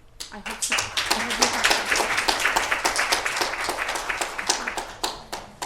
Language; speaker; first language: English; non-native, fluent; Spanish